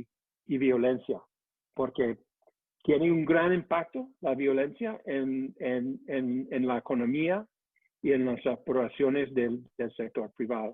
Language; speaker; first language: Spanish; non-native, fluent; English